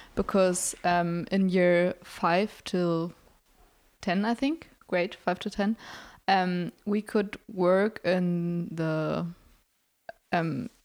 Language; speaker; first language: English; non-native, fluent; German